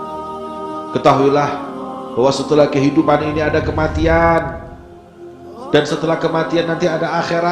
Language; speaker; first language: Indonesian; native; Indonesian